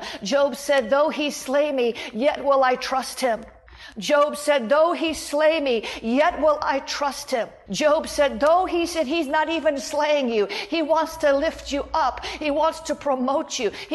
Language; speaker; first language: English; native; English